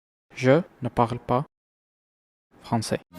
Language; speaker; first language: French; non-native, learner; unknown